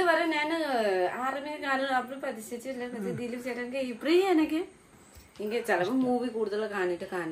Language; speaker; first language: Malayalam; non-native, learner; Nepali